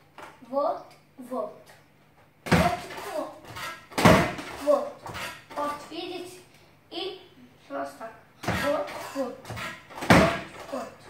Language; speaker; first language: Russian; non-native, learner; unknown